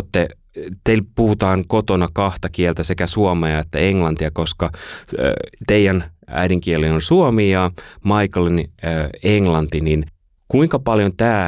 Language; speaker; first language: Finnish; native; Finnish